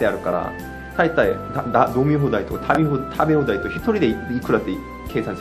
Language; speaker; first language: Japanese; non-native, fluent; Korean